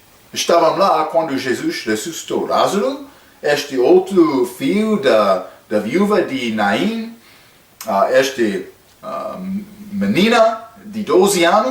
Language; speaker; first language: Portuguese; non-native, fluent; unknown